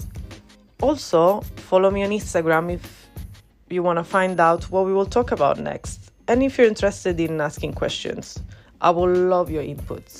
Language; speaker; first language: English; non-native, fluent; Italian